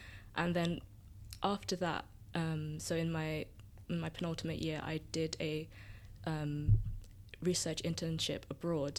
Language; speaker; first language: English; native; English